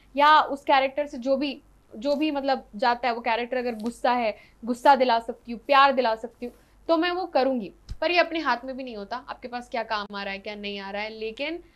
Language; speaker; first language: Hindi; non-native, local second language; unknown